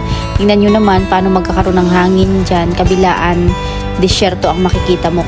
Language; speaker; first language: Filipino; native; Filipino